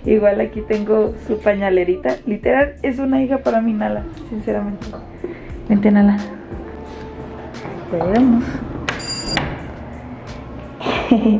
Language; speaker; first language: Spanish; native; Spanish